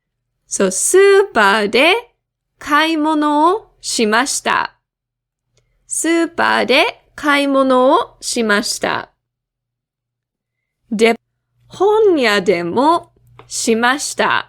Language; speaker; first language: Japanese; non-native, fluent; English